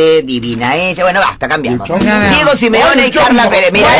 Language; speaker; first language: Spanish; native; Spanish